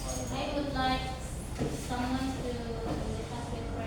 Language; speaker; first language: English; non-native, local second language; Indonesian